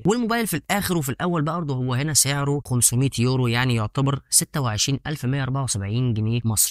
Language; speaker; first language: Arabic; native; Arabic